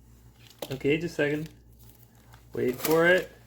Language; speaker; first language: English; native; English